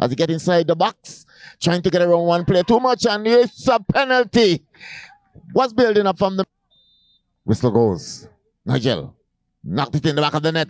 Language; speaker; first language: English; native; English